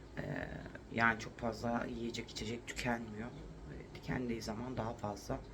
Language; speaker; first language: Turkish; native; Turkish